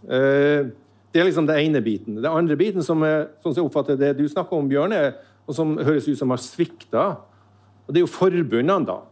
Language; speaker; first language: Norwegian; native; Norwegian